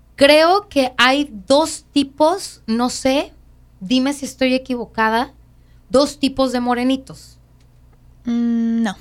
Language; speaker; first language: Spanish; native; Spanish